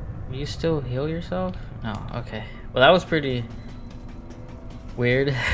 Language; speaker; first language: English; non-native, local second language; Spanish